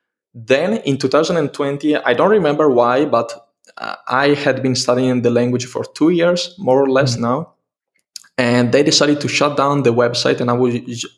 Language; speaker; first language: English; non-native, fluent; Italian